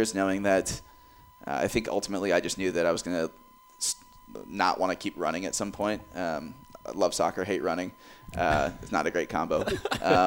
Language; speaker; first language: English; native; English